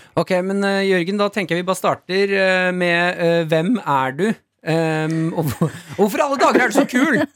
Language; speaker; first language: Norwegian; native; Norwegian